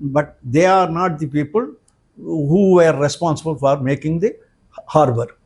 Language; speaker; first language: English; non-native, local second language; Tamil